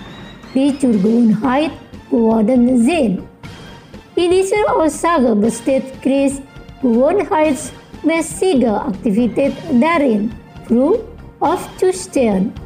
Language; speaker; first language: German; non-native, learner; Indonesian